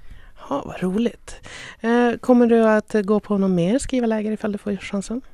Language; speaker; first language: Swedish; native; Swedish